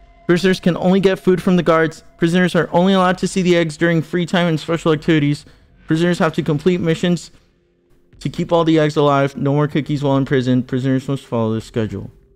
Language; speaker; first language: English; early bilingual, other home language; Spanish